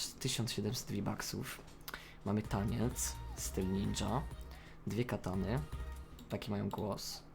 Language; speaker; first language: Polish; native; Polish